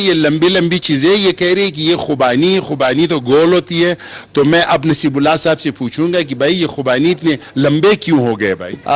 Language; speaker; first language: Urdu; non-native, local second language; Pashto